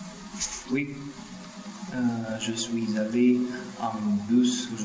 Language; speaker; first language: French; non-native, learner; Russian